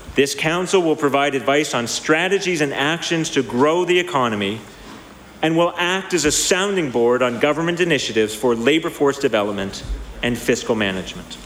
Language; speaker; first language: English; native; English